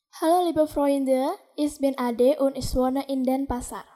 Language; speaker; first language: German; non-native, learner; Indonesian